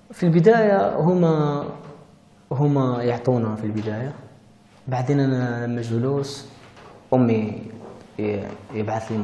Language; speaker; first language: Arabic; early bilingual, heritage; Arabic